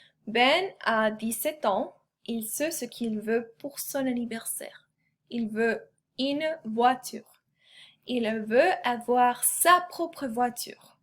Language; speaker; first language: French; non-native, fluent; Spanish